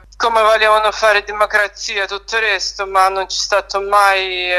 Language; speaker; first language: Italian; non-native, learner; Ukrainian